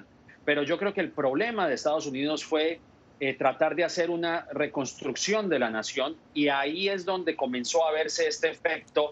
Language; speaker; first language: Spanish; native; Spanish